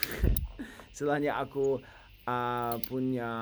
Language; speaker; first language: Indonesian; non-native, learner; English